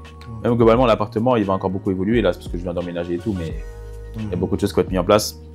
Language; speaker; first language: French; native; French